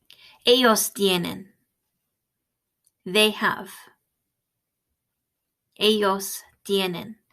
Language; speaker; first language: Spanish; non-native, fluent; English